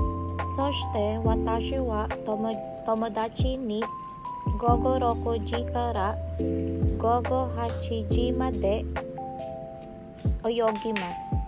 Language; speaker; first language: Japanese; non-native, learner; Filipino